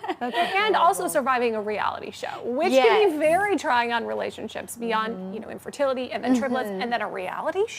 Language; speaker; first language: English; native; English